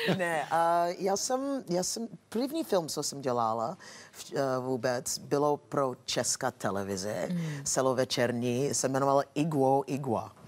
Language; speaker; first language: Czech; non-native, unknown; English